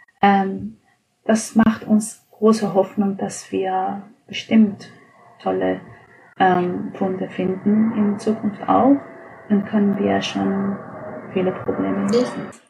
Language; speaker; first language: German; non-native, fluent; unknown